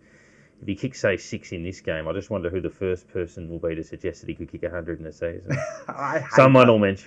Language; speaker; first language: English; native; English